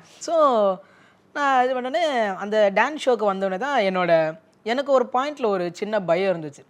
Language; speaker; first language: Tamil; native; Tamil